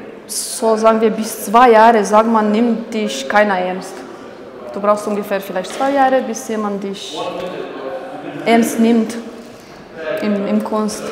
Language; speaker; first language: German; non-native, fluent; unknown